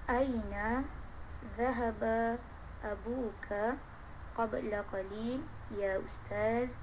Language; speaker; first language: Arabic; non-native, learner; Malay